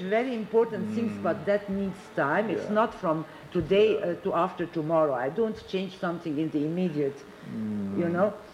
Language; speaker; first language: English; non-native, fluent; Romanian